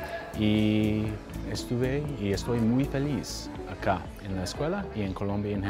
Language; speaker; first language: Spanish; non-native, learner; English